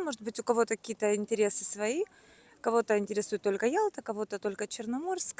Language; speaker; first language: Russian; native; Russian